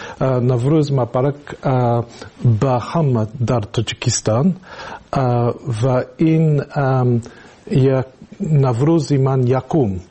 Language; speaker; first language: Persian; non-native, learner; English